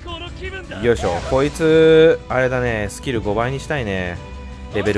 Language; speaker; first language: Japanese; native; Japanese